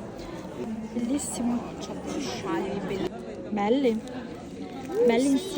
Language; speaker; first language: Italian; native; Italian